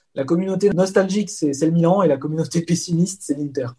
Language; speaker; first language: French; native; French